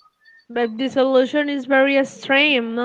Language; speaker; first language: English; non-native, learner; Spanish